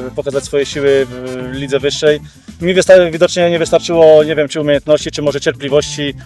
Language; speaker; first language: Polish; native; Polish